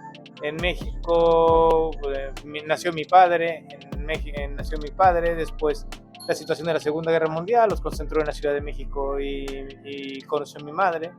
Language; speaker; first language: Spanish; early bilingual, heritage; Spanish